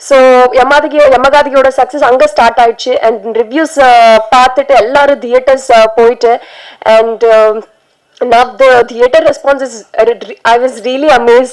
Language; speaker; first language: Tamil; non-native, learner; Telugu